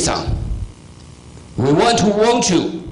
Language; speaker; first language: English; non-native, fluent; Chinese